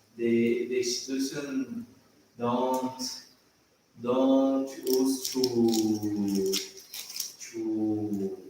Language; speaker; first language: English; non-native, learner; Portuguese